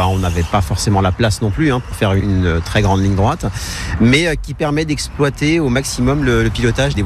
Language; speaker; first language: French; native; French